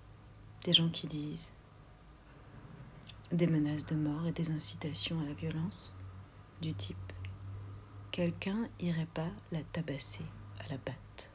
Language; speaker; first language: French; native; French